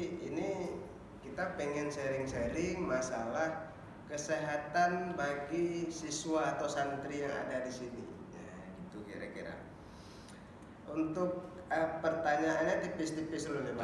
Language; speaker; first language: Indonesian; native; Indonesian